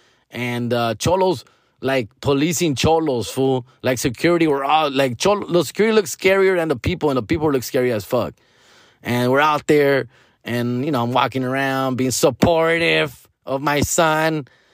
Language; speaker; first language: English; early bilingual, other home language; Spanish